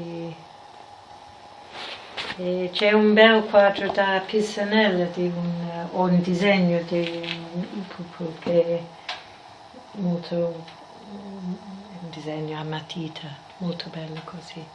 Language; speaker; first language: Italian; non-native, fluent; English